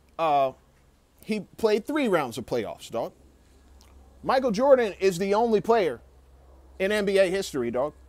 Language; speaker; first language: English; native; English